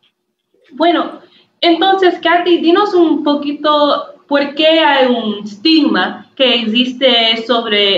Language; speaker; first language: Spanish; non-native, learner; English